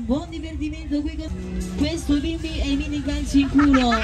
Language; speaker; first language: Italian; native; Italian